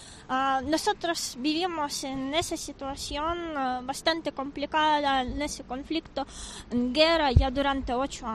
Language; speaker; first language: Spanish; non-native, fluent; Ukrainian